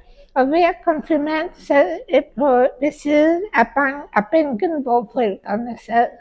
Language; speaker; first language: Danish; early bilingual, heritage; Danish